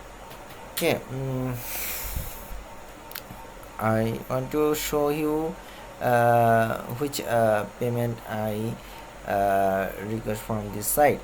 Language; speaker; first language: English; non-native, learner; Bangla